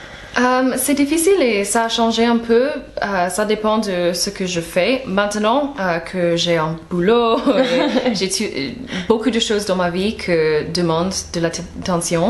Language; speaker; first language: French; non-native, fluent; English